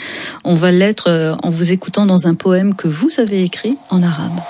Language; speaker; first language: French; native; French